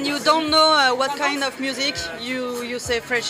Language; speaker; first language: English; non-native, learner; French